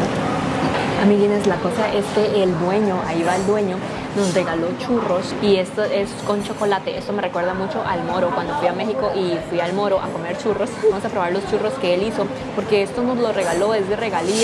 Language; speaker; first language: Spanish; native; Spanish